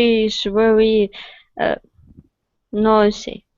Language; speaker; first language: English; non-native, learner; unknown